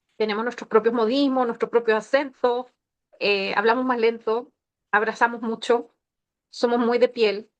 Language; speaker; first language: Spanish; native; Spanish